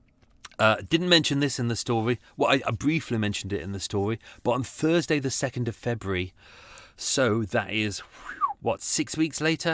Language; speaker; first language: English; native; English